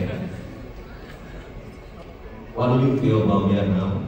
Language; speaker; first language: English; non-native, local second language; Vietnamese